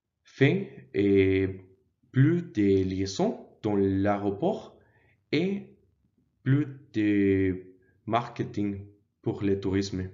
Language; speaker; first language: French; non-native, learner; Spanish